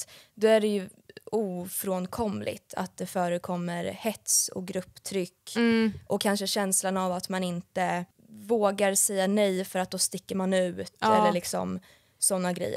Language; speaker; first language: Swedish; native; Swedish